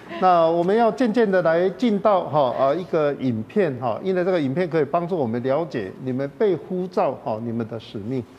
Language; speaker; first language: Chinese; native; Chinese